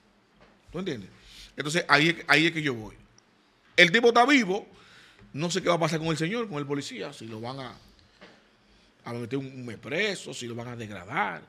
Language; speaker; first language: Spanish; native; Spanish